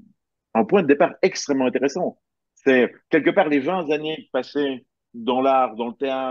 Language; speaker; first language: French; native; French